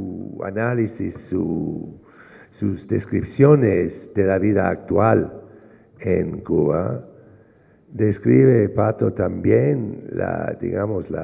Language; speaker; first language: Spanish; non-native, fluent; English